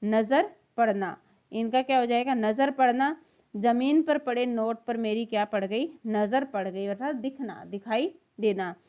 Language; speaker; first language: Hindi; native; Hindi